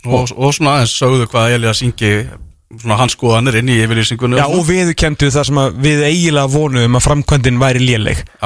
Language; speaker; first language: Icelandic; non-native, fluent; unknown